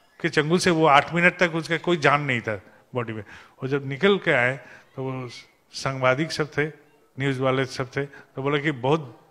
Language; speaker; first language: Hindi; non-native, local second language; Bangla